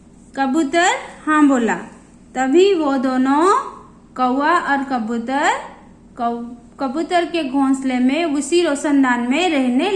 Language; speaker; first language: Hindi; non-native, local second language; Odia